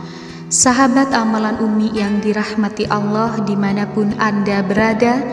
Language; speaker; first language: Indonesian; native; Indonesian